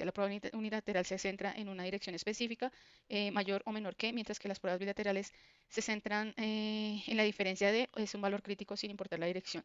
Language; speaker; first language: Spanish; native; Spanish